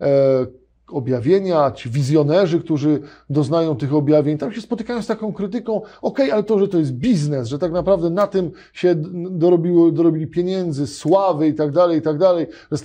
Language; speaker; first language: Polish; native; Polish